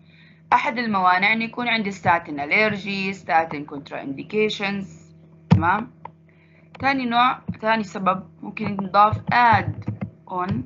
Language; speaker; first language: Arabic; native; Arabic